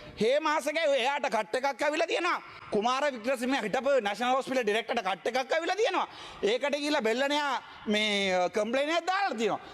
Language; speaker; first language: Sinhala; non-native, local second language; Tamil